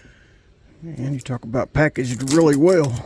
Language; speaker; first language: English; native; English